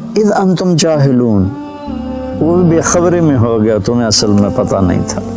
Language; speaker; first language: Urdu; non-native, local second language; Punjabi